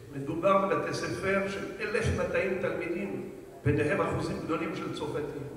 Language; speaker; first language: Hebrew; non-native, fluent; French